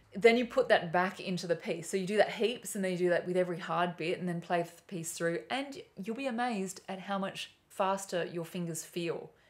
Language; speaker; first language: English; native; English